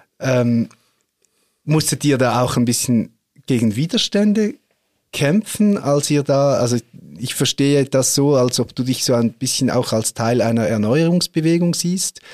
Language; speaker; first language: German; native; German